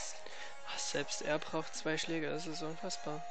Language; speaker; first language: German; native; German